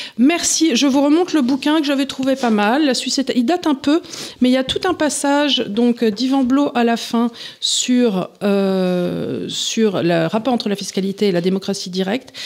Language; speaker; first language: French; native; French